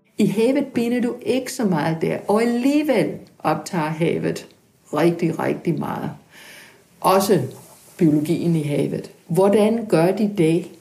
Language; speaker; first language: Danish; non-native, fluent; English